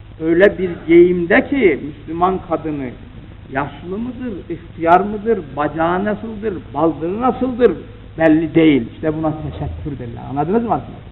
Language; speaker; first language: Turkish; native; Turkish